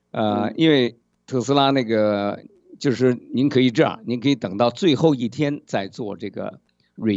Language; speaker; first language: Chinese; native; Chinese